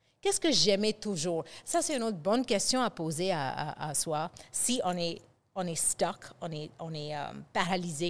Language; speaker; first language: French; non-native, fluent; English